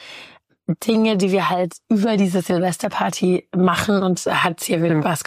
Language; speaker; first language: German; native; German